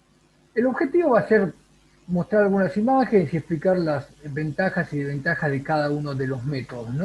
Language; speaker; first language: Spanish; native; Spanish